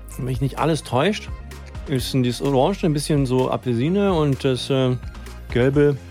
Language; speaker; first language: German; native; German